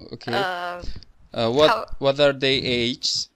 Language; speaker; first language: English; non-native, fluent; Turkish